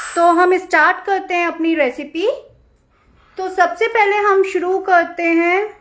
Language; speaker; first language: Hindi; native; Hindi